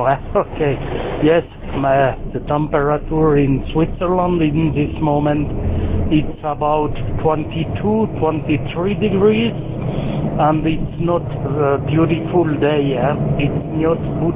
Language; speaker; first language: English; non-native, learner; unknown